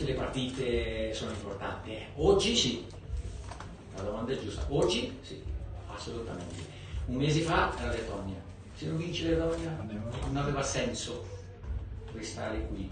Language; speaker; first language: Italian; non-native, fluent; Portuguese